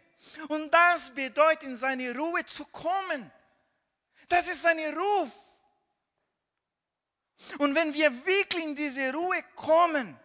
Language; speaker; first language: German; non-native, fluent; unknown